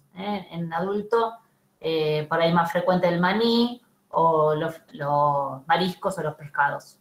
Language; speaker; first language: Spanish; native; Spanish